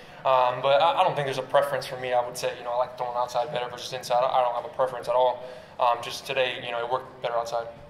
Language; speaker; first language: English; early bilingual, other home language; Spanish